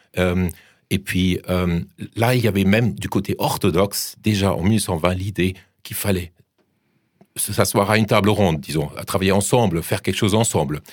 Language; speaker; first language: French; non-native, fluent; German